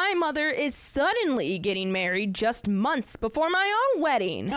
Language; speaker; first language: English; native; English